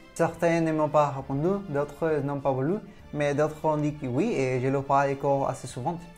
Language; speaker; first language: French; non-native, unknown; Spanish